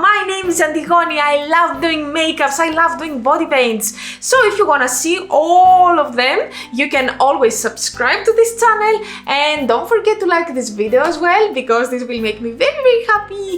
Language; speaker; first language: English; non-native, fluent; Greek